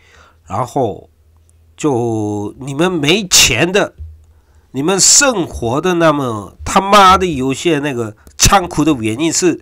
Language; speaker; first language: Chinese; non-native, fluent; Korean